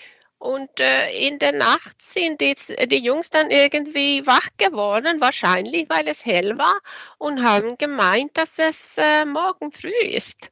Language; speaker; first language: German; non-native, fluent; Swedish